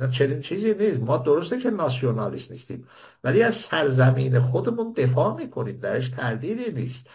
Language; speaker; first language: Persian; non-native, local second language; Azerbaijani